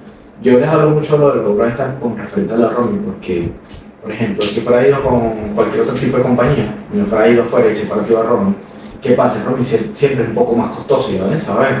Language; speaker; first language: Spanish; native; Spanish